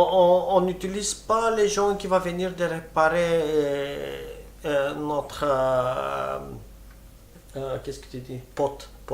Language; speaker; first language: French; non-native, fluent; Romany